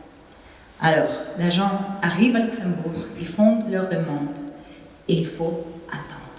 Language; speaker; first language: French; non-native, fluent; Spanish